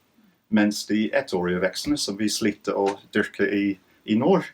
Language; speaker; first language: Norwegian; non-native, fluent; English